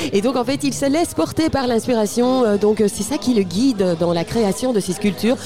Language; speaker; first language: French; native; French